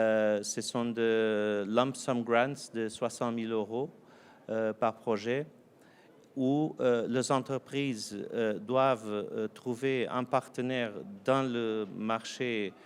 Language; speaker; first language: French; non-native, fluent; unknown